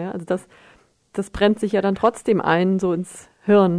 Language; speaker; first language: German; native; German